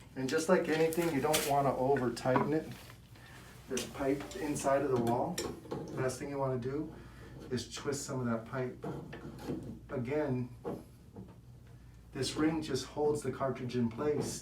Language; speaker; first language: English; native; English